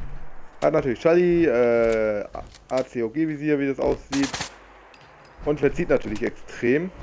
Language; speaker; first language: German; native; German